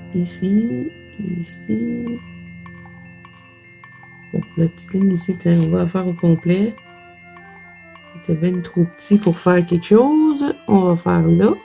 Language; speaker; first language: French; native; French